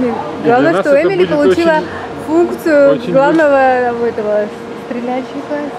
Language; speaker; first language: Russian; native; Russian